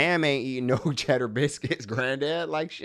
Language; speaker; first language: English; native; English